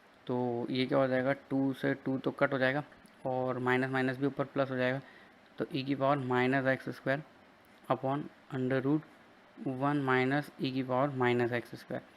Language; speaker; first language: Hindi; native; Hindi